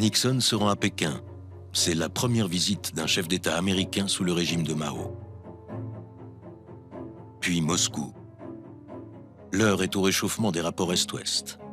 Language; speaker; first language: French; native; French